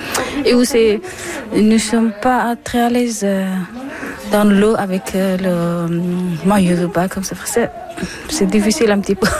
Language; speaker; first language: French; non-native, learner; Persian